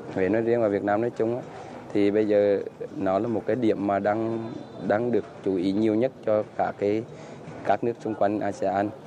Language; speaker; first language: Vietnamese; native; Vietnamese